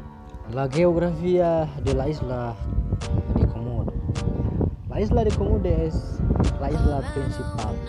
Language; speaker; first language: Spanish; non-native, learner; Indonesian